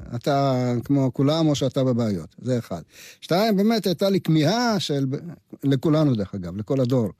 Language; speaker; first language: Hebrew; non-native, fluent; Russian